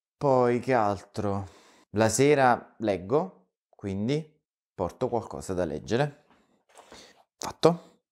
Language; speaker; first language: Italian; native; Italian